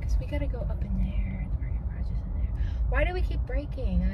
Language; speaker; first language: English; native; English